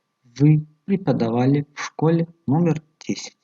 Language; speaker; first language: Russian; non-native, local second language; Tajik